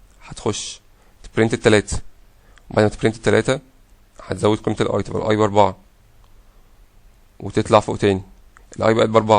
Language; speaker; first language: Arabic; native; Arabic